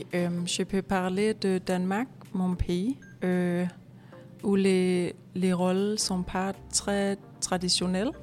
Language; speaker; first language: French; non-native, learner; Danish